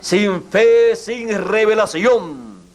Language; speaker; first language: Spanish; native; Spanish